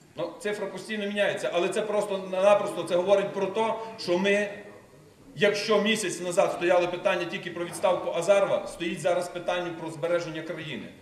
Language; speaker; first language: Ukrainian; native; Ukrainian